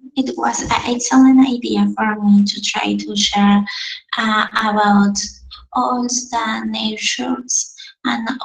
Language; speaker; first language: English; non-native, learner; Spanish